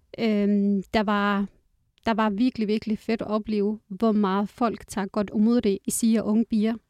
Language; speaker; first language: Danish; non-native, fluent; Arabic